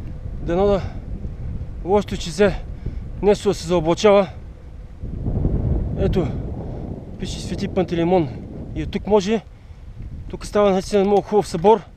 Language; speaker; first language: Bulgarian; native; Bulgarian